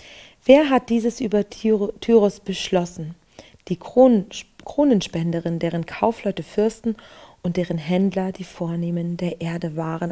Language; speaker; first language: German; native; German